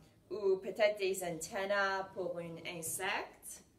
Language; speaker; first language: French; non-native, learner; English